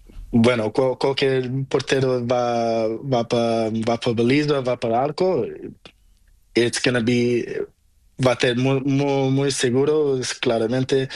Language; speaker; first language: Spanish; non-native, learner; Portuguese